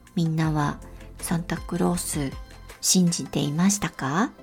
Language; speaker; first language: Japanese; native; Japanese